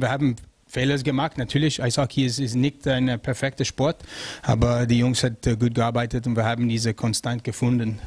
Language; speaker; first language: German; non-native, learner; French